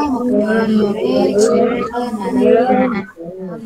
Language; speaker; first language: Korean; non-native, learner; Indonesian